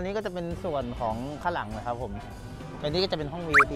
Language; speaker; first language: Thai; native; Thai